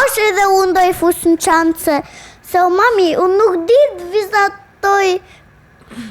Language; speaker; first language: Albanian; early bilingual, heritage; Albanian